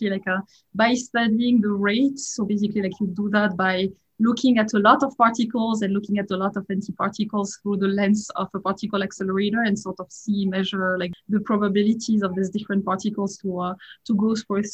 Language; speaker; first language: English; non-native, fluent; French